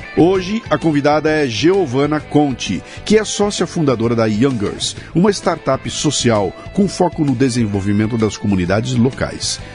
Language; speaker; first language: Portuguese; native; Portuguese